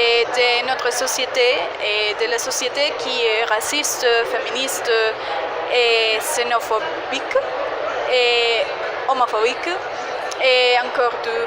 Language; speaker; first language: French; non-native, fluent; Spanish